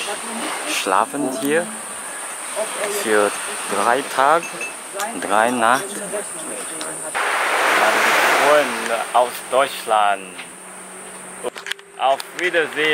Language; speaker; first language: German; non-native, learner; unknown